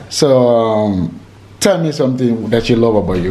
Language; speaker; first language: English; non-native, fluent; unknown